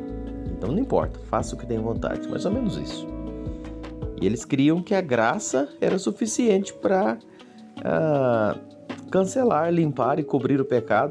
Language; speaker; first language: Portuguese; native; Portuguese